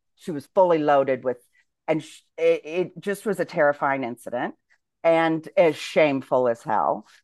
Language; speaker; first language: English; native; English